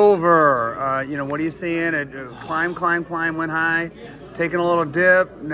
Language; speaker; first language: English; native; English